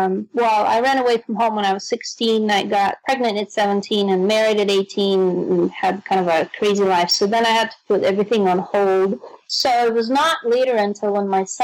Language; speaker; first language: English; non-native, fluent; Russian